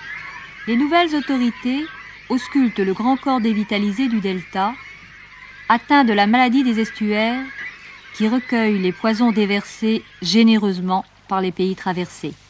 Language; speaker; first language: French; native; French